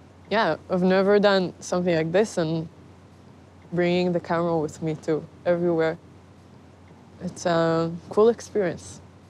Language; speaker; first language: English; non-native, fluent; Hebrew